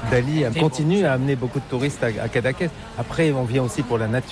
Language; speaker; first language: French; native; French